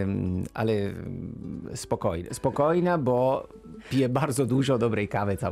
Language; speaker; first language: Polish; non-native, fluent; Italian